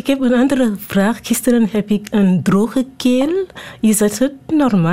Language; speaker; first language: Dutch; non-native, learner; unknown